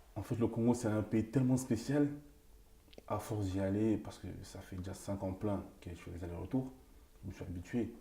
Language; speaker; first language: French; early bilingual, other home language; Lingala